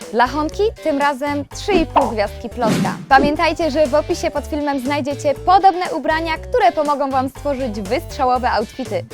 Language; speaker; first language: Polish; native; Polish